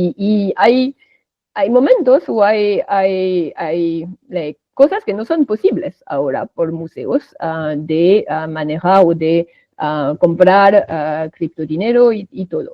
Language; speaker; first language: Spanish; non-native, fluent; French